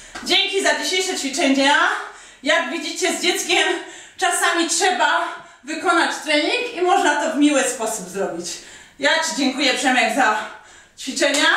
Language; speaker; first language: Polish; native; Polish